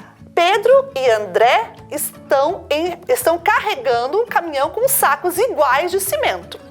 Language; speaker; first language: Portuguese; native; Portuguese